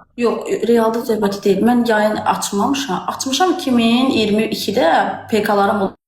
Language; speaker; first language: Azerbaijani; non-native, local second language; Talysh